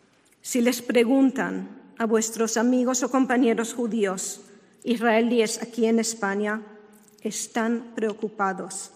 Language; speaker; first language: Spanish; non-native, fluent; Hebrew